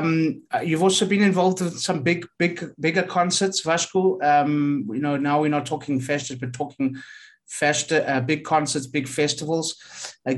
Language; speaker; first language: English; native; English